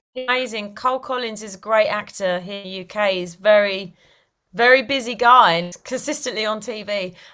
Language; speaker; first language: English; native; English